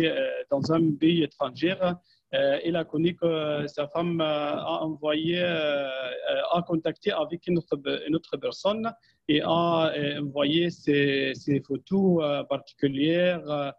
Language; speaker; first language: French; non-native, fluent; Arabic